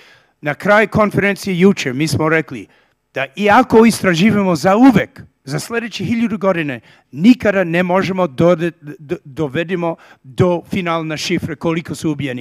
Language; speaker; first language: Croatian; early bilingual, heritage; Serbian